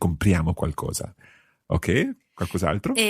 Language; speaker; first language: Italian; non-native, fluent; English